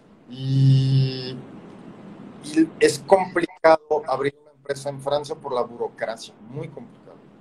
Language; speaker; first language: Spanish; non-native, fluent; French